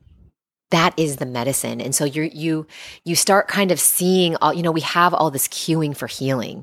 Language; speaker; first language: English; native; English